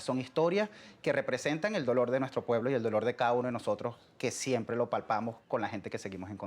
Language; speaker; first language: Spanish; native; Spanish